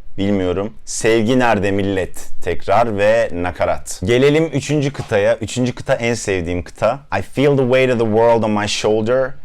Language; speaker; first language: Turkish; native; Turkish